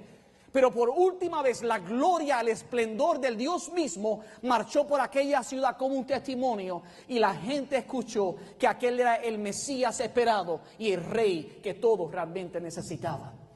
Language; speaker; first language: Spanish; native; Spanish